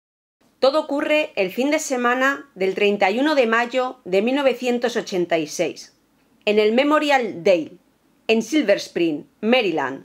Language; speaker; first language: Spanish; native; Spanish